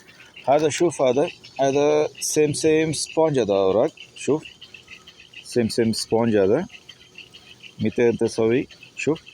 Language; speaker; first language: Arabic; non-native, learner; Tamil